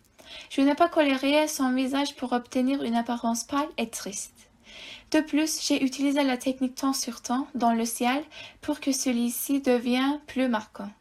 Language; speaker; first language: French; non-native, fluent; Turkish